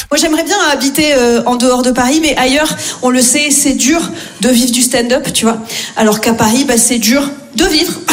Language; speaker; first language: French; native; French